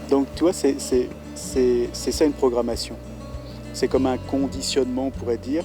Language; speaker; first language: French; native; French